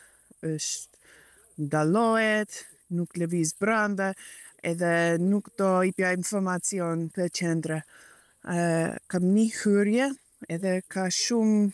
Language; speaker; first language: Albanian; non-native, learner; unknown